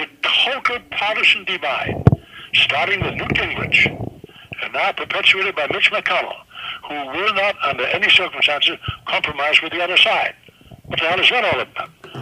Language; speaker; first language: English; non-native, fluent; German